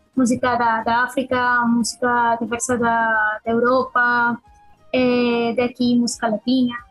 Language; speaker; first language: Portuguese; non-native, learner; Spanish